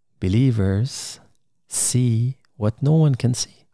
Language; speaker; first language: English; non-native, local second language; Arabic